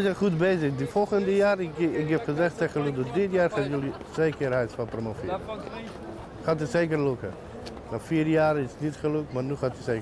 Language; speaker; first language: Dutch; non-native, local second language; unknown